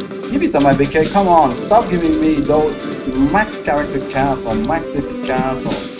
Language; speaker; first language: English; non-native, fluent; French